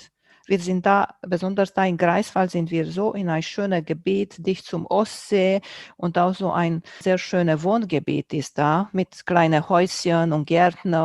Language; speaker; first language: German; non-native, fluent; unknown